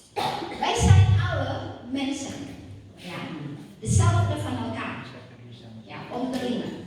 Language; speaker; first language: Dutch; non-native, fluent; Indonesian